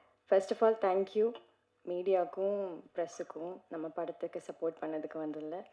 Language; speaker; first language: Tamil; non-native, learner; Malayalam